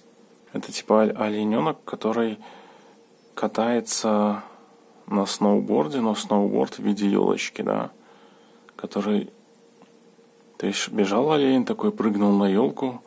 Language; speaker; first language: Russian; native; Russian